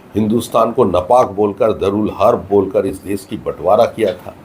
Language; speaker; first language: Hindi; non-native, local second language; Bangla